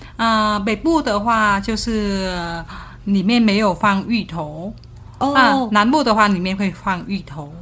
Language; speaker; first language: Chinese; non-native, fluent; Vietnamese